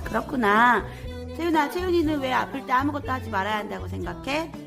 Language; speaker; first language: Korean; native; Korean